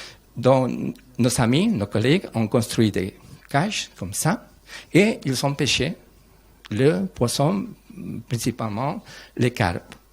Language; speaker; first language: French; non-native, learner; Spanish